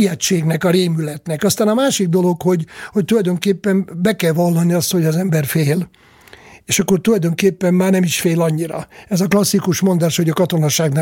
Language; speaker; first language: Hungarian; native; Hungarian